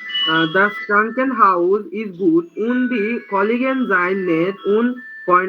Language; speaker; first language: German; non-native, learner; Bangla